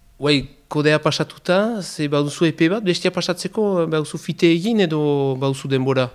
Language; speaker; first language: Basque; native; Basque